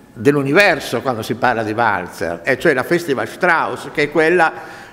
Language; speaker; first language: Italian; native; Italian